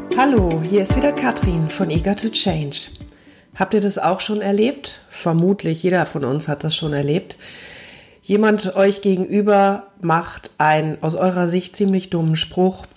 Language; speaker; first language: German; native; German